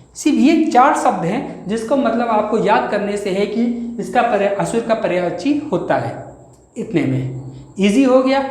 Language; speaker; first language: Hindi; native; Hindi